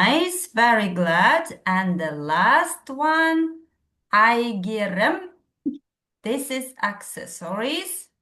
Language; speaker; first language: English; non-native, fluent; Kazakh